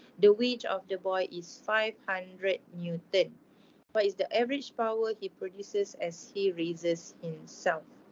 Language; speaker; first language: English; non-native, local second language; Malay